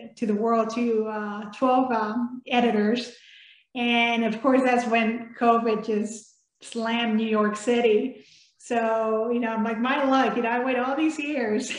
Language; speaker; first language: English; early bilingual, other home language; Spanish